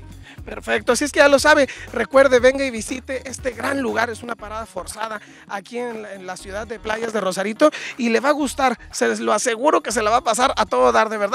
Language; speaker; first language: Spanish; native; Spanish